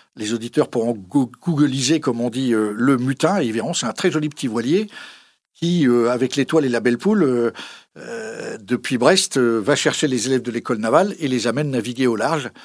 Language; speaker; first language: French; native; French